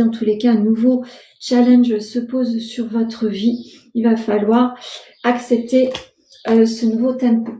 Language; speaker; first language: French; native; French